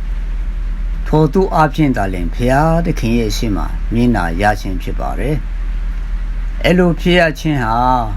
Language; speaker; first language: Burmese; non-native, local second language; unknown